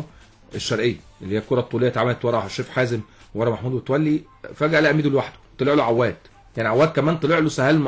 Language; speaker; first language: Arabic; native; Arabic